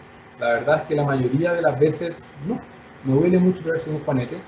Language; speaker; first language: Spanish; native; Spanish